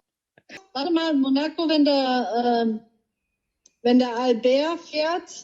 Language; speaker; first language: German; native; German